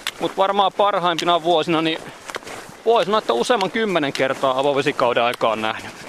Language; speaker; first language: Finnish; native; Finnish